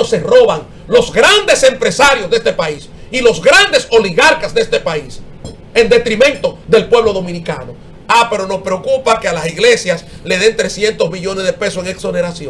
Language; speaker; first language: Spanish; native; Spanish